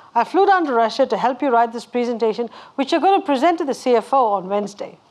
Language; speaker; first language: English; non-native, local second language; Tamil